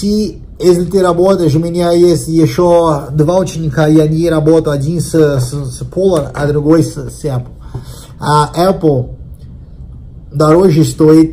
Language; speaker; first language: Russian; non-native, learner; Portuguese